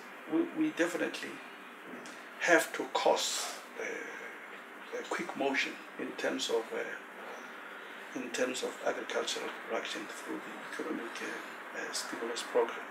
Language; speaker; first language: English; non-native, local second language; Tswana